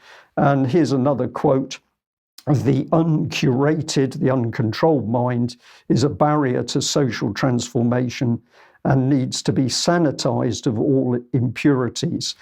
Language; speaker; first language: English; native; English